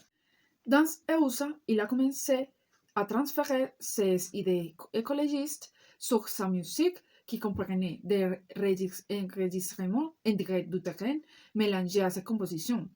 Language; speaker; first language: French; non-native, learner; Spanish